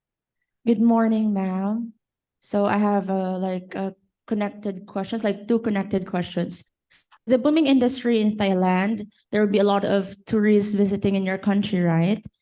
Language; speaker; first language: English; non-native, learner; Indonesian